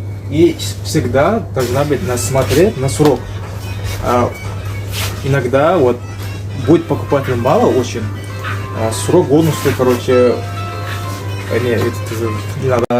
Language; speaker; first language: Russian; non-native, learner; Uzbek